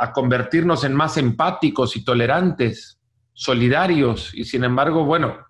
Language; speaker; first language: Spanish; native; Spanish